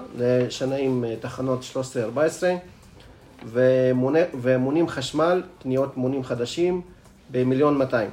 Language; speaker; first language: Hebrew; non-native, local second language; Arabic